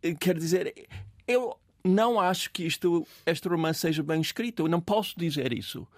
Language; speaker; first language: Portuguese; non-native, fluent; English